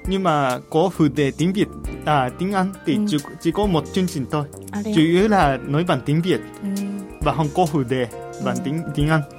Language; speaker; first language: Vietnamese; non-native, fluent; Japanese